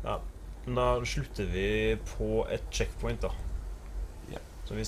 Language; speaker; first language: Norwegian; native; Norwegian